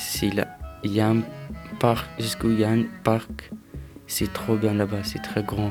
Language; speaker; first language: French; non-native, learner; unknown